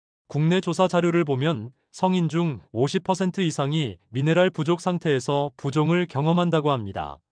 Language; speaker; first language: Korean; native; Korean